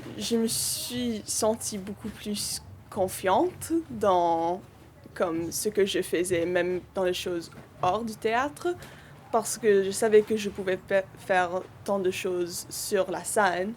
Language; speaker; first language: French; non-native, local second language; English